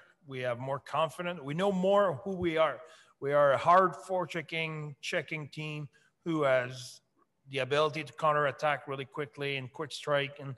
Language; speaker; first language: English; non-native, fluent; French